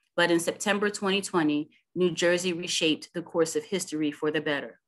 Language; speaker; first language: English; native; English